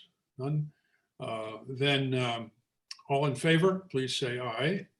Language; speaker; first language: English; native; English